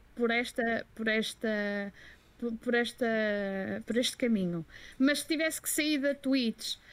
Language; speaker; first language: Portuguese; native; Portuguese